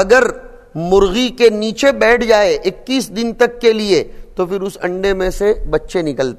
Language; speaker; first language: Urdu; non-native, local second language; Gujarati